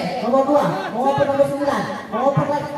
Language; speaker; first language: Malay; native; Malay